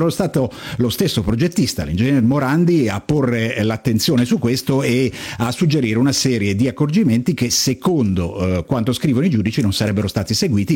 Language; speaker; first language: Italian; native; Italian